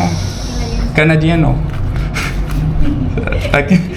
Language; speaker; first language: Spanish; non-native, learner; Arabic